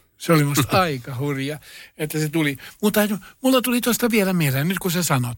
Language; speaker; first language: Finnish; non-native, local second language; Swedish